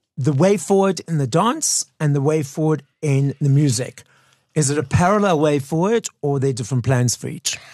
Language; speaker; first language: English; native; English